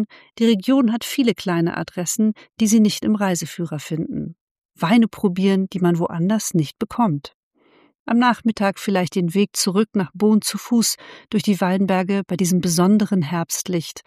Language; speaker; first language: German; native; German